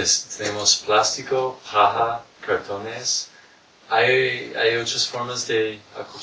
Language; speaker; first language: Spanish; non-native, fluent; English